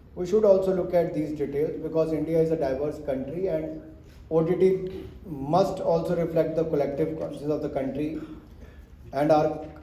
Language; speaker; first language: English; non-native, local second language; Hindi